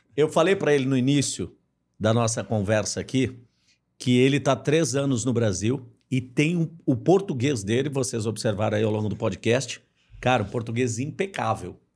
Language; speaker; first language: Portuguese; native; Portuguese